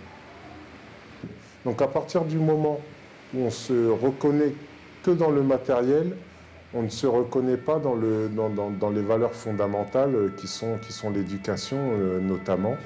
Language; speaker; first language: French; native; French